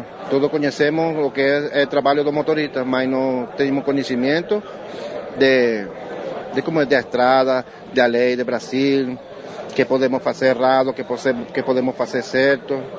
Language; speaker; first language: Portuguese; non-native, learner; Spanish